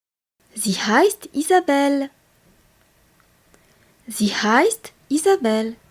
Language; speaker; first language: German; non-native, fluent; French